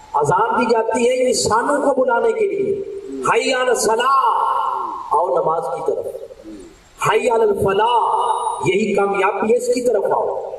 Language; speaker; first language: Urdu; non-native, local second language; Punjabi